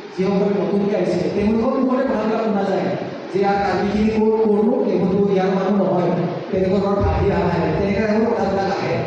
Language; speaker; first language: Assamese; non-native, local second language; Karbi